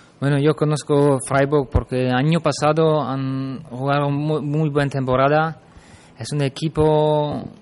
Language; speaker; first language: Spanish; non-native, fluent; German